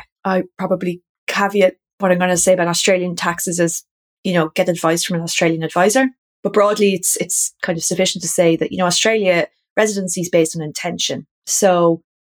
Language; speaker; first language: English; native; English